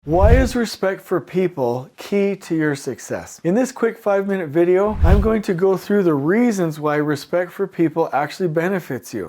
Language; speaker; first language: English; native; English